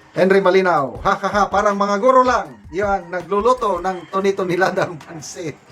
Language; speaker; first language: Filipino; non-native, local second language; Cebuano